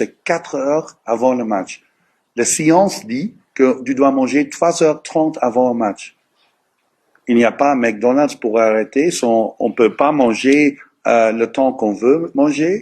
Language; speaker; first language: French; non-native, learner; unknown